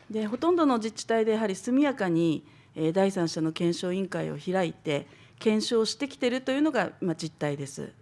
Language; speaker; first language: Japanese; native; Japanese